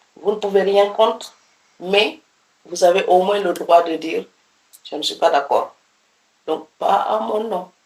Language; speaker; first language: French; non-native, local second language; Serer